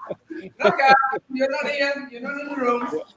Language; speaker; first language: English; non-native, fluent; Dutch